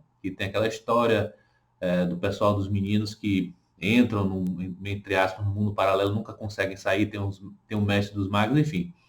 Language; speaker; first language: Portuguese; native; Portuguese